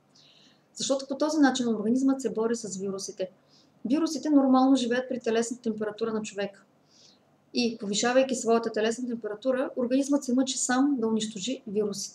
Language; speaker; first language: Bulgarian; native; Bulgarian